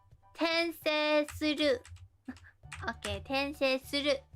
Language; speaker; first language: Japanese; non-native, learner; English